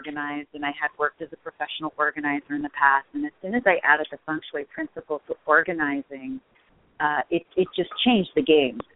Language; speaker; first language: English; native; English